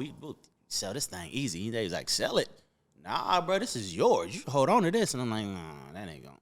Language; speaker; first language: English; native; English